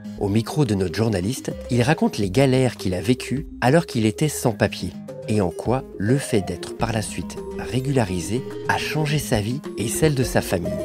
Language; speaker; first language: French; native; French